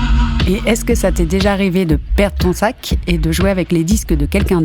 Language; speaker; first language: French; native; French